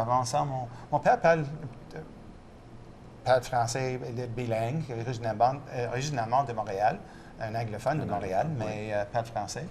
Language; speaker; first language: French; non-native, local second language; English